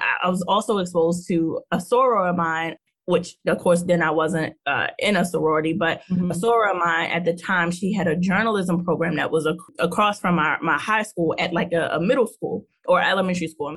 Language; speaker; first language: English; native; English